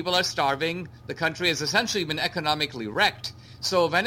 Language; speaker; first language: English; non-native, local second language; Konkani